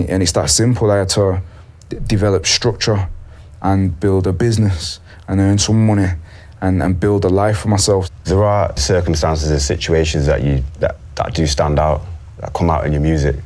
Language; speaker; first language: English; native; English